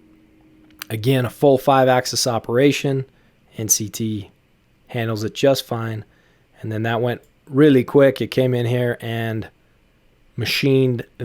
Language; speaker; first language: English; native; English